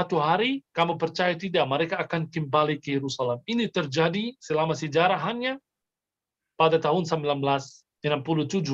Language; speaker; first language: Indonesian; non-native, fluent; Arabic